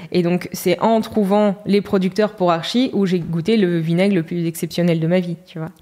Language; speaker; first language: French; native; French